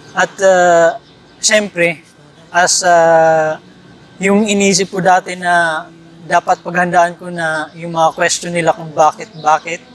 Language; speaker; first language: Filipino; native; Filipino